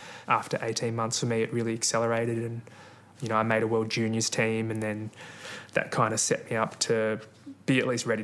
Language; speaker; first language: English; native; English